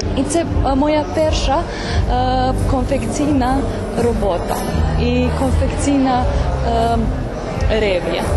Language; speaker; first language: Ukrainian; non-native, local second language; Serbian